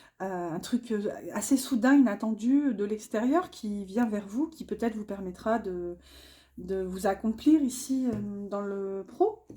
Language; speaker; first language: French; native; French